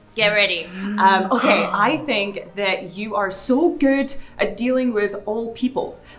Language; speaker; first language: English; native; English